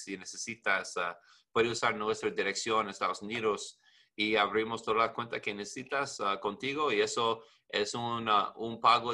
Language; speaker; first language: Spanish; non-native, learner; English